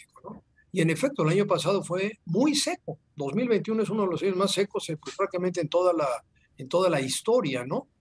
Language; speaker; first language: Spanish; native; Spanish